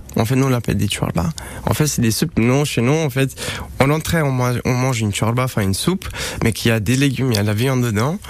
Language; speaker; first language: French; non-native, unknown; Romanian